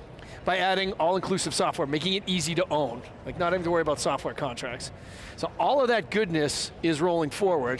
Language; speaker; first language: English; native; English